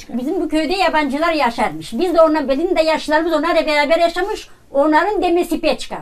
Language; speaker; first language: Turkish; native; Turkish